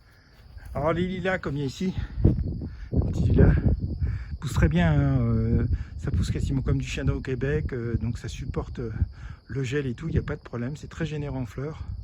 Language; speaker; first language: French; native; French